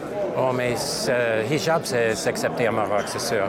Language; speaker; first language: French; non-native, local second language; English